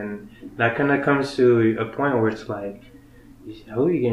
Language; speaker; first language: English; early bilingual, other home language; Spanish